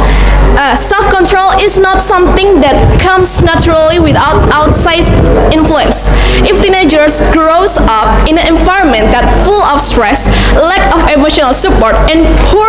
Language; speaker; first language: English; non-native, learner; Indonesian